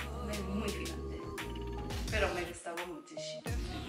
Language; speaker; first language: Spanish; non-native, learner; Japanese